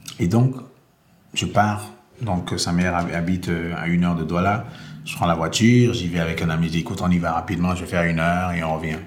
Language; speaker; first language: French; non-native, local second language; Basaa